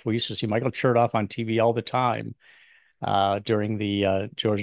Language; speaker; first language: English; native; English